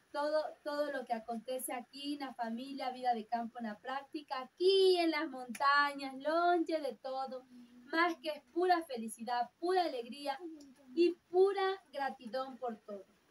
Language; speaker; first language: Spanish; non-native, fluent; Portuguese